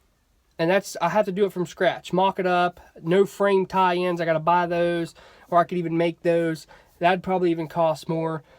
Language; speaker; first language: English; native; English